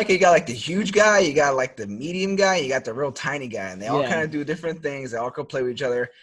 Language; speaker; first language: English; native; English